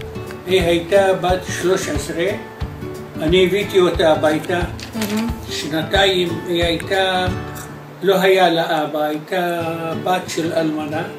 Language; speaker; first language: Hebrew; non-native, fluent; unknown